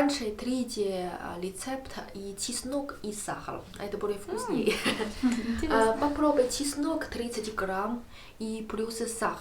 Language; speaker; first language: Russian; non-native, learner; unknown